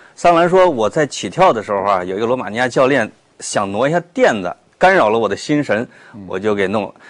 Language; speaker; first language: Chinese; native; Chinese